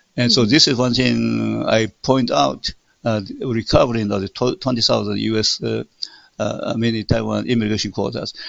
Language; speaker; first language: English; non-native, fluent; Min Nan Chinese